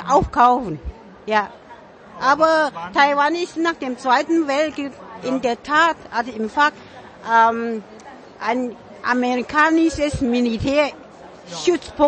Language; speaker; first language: German; non-native, fluent; Min Nan Chinese